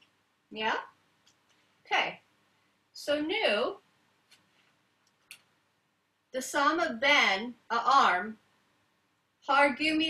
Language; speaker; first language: Swedish; non-native, learner; English